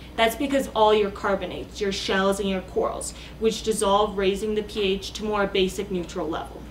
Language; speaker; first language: English; native; English